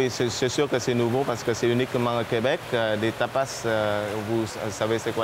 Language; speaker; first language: French; non-native, fluent; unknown